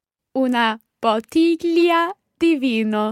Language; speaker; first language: Italian; non-native, learner; English